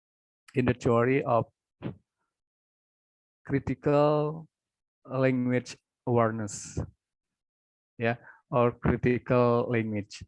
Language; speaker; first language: English; non-native, local second language; Indonesian